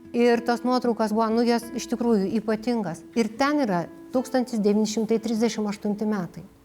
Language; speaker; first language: Lithuanian; native; Lithuanian